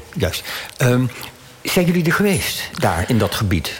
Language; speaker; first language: Dutch; native; Dutch